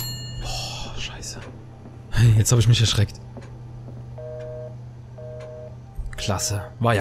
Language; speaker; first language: German; native; German